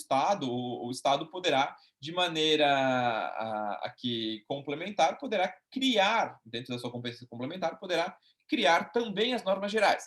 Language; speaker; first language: Portuguese; native; Portuguese